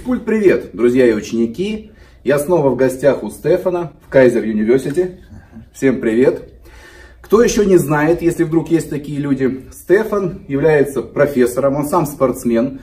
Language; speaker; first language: Russian; native; Russian